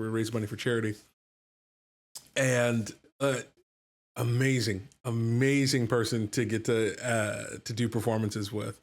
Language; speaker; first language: English; native; English